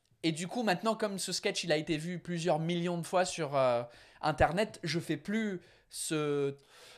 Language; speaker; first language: French; non-native, fluent; English